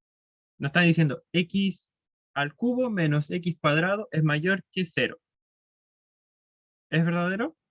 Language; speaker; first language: Spanish; native; Spanish